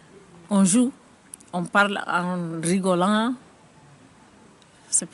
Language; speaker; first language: French; non-native, learner; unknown